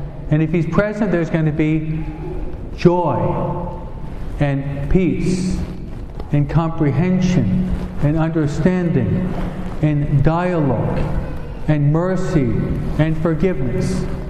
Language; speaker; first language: English; non-native, fluent; Spanish